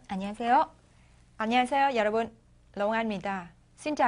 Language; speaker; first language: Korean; non-native, fluent; Vietnamese